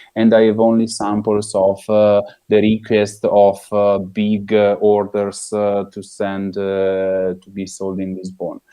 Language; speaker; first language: English; non-native, fluent; Italian